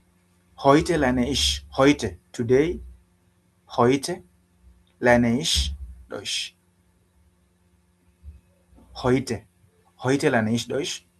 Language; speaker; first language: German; non-native, learner; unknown